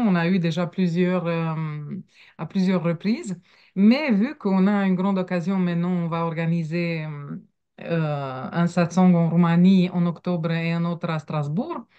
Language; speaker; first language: French; non-native, fluent; Romanian